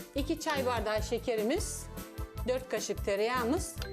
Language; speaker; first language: Turkish; early bilingual, other home language; Serbian